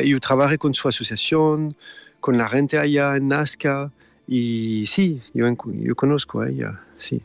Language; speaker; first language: Spanish; non-native, learner; French